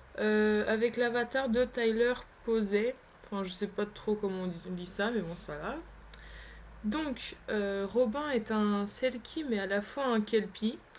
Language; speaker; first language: French; early bilingual, other home language; Polish